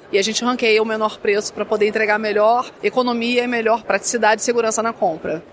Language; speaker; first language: Portuguese; native; Portuguese